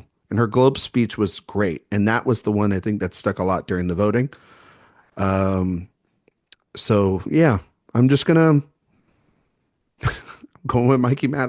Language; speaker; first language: English; native; English